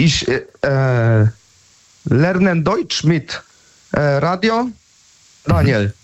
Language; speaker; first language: German; non-native, learner; Polish